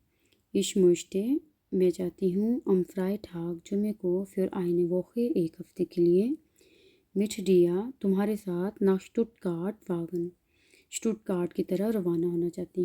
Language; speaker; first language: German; non-native, learner; Urdu